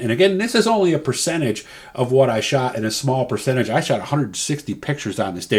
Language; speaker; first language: English; native; English